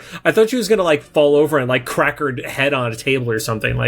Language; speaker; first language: English; native; English